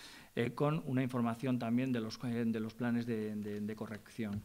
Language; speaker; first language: Spanish; native; Spanish